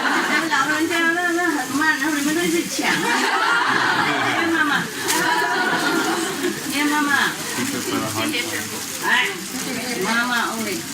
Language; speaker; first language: Chinese; non-native, fluent; Vietnamese